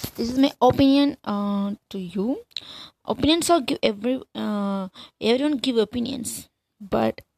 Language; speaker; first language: English; non-native, local second language; Tamil